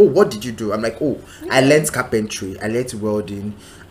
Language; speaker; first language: English; non-native, local second language; Yoruba